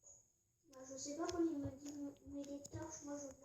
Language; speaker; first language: French; native; French